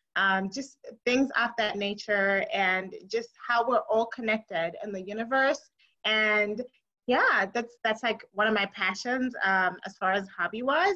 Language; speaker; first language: English; non-native, local second language; Shona